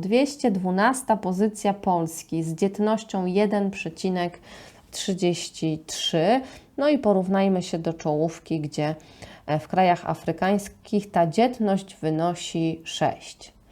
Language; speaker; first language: Polish; native; Polish